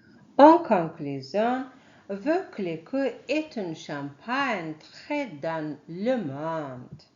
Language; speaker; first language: French; non-native, learner; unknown